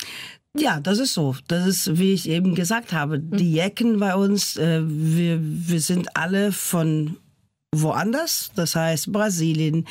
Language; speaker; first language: German; non-native, fluent; Portuguese